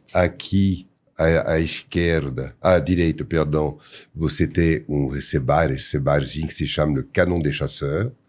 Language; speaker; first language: Portuguese; non-native, fluent; French